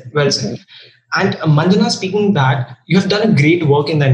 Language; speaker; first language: English; non-native, local second language; Hindi